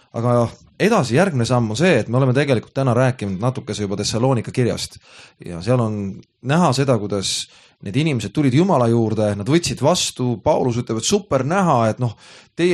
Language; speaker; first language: Estonian; native; Estonian